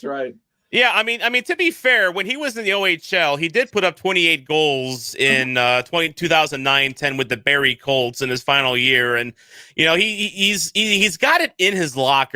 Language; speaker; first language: English; native; English